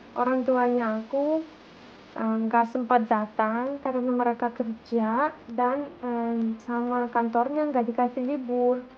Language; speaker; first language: Indonesian; non-native, fluent; Russian